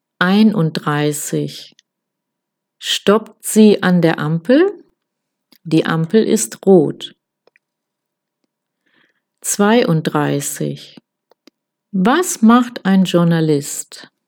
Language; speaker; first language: German; non-native, fluent; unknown